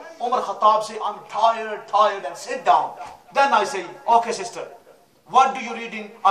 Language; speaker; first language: English; non-native, local second language; Urdu